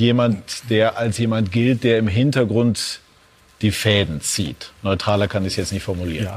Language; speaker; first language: German; native; German